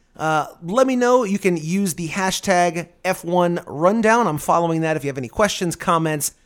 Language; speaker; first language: English; native; English